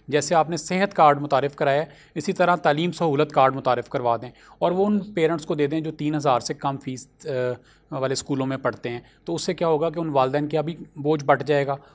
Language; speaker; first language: Urdu; non-native, local second language; Punjabi